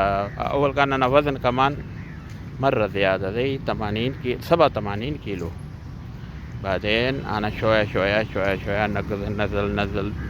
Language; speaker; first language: Arabic; non-native, learner; Urdu